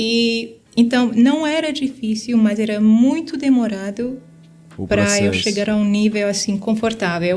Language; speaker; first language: Portuguese; non-native, fluent; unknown